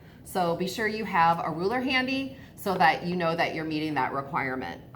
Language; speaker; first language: English; native; English